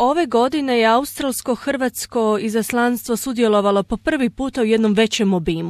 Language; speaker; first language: Croatian; native; Croatian